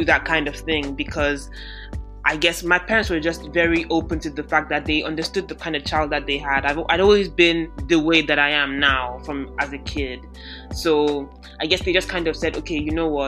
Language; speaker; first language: English; non-native, local second language; Yoruba